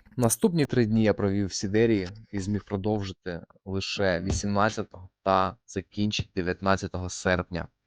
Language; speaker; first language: Ukrainian; non-native, local second language; Russian